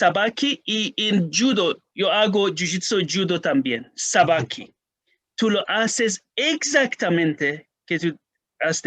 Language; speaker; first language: Spanish; non-native, learner; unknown